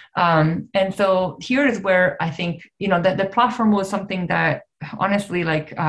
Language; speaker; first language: English; non-native, fluent; Italian